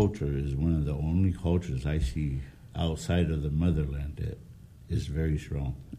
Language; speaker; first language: English; native; English